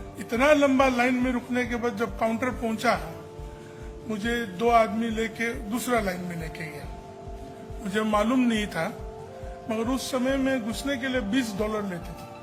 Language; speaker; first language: Hindi; non-native, local second language; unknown